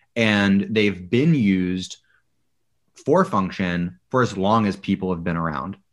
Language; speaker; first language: English; native; English